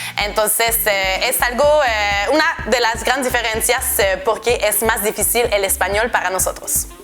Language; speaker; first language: Spanish; non-native, fluent; French